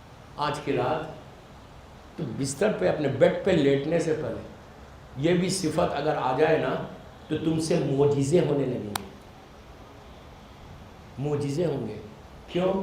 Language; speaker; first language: Urdu; native; Urdu